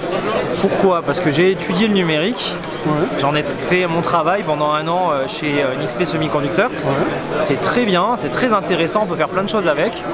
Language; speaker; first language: French; native; French